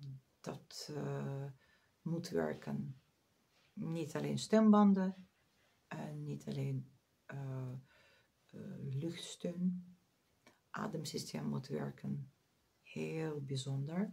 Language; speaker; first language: Dutch; non-native, fluent; Russian